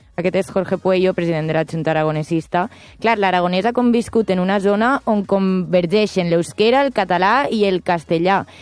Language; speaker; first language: Catalan; native; Catalan